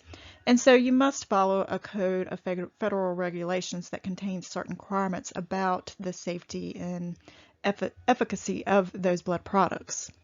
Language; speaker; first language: English; native; English